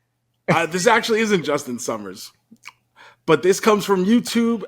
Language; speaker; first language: English; native; English